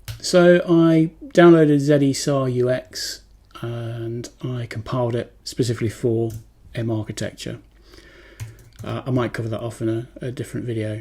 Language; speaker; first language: English; native; English